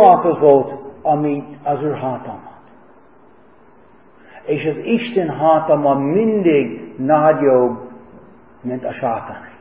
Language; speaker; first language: Hungarian; non-native, fluent; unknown